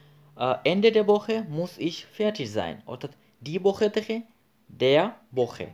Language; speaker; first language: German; non-native, fluent; Bangla